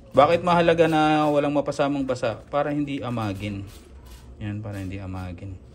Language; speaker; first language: Filipino; non-native, local second language; Iloko